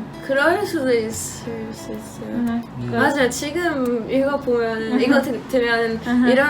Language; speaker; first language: Korean; non-native, learner; Polish